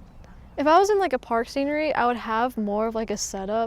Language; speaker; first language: English; native; English